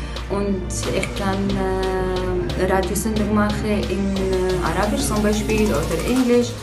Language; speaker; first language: German; non-native, learner; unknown